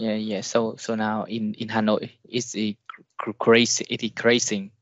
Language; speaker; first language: English; non-native, learner; Vietnamese